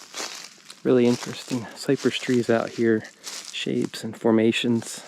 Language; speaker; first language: English; native; English